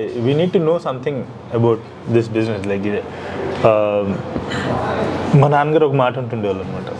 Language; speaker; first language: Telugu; native; Telugu